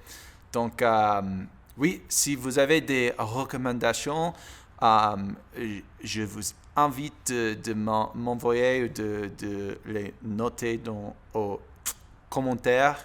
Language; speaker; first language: French; non-native, learner; English